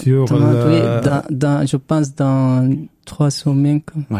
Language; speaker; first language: French; non-native, learner; Arabic